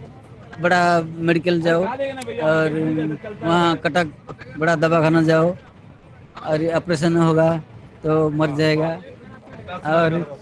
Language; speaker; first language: Hindi; non-native, local second language; Odia